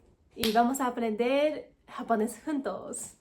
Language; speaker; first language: Spanish; non-native, fluent; Japanese